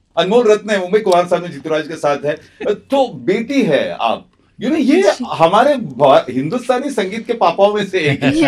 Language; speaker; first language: Hindi; native; Hindi